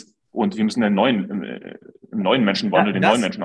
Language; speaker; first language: German; native; German